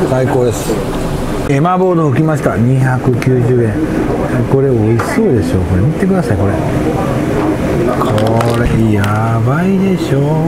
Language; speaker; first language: Japanese; native; Japanese